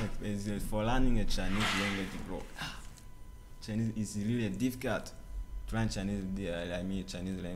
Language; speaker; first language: English; non-native, learner; Kinyarwanda